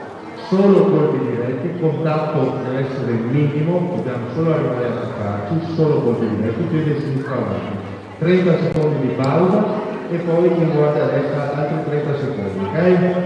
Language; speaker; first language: Italian; native; Italian